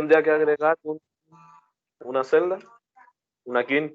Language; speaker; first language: Spanish; native; Spanish